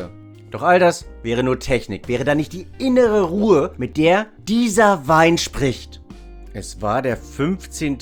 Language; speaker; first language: German; native; German